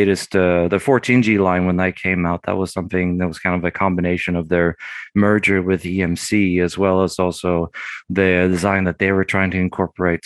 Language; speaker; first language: English; native; English